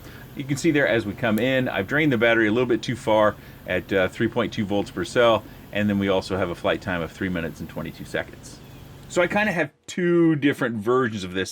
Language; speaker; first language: English; native; English